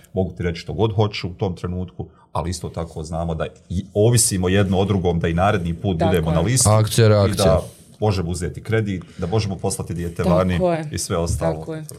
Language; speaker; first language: Bosnian; native; Bosnian